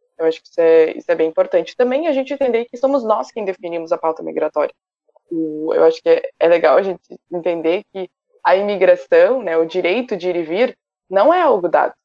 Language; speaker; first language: Portuguese; native; Portuguese